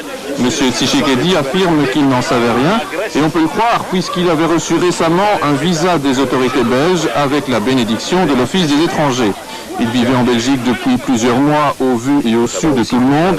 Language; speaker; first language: French; native; French